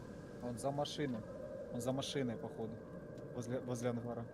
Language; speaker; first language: Russian; native; Russian